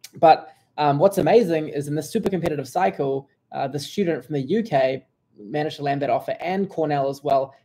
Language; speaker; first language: English; native; English